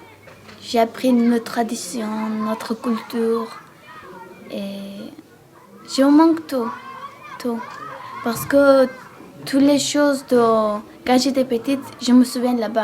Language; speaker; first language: French; non-native, learner; Georgian